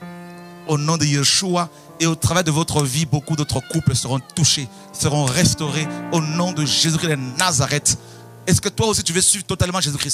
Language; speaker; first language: French; non-native, local second language; Lingala